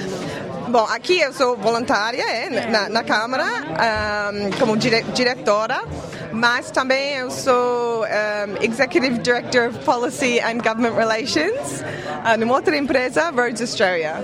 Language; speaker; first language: Portuguese; non-native, fluent; English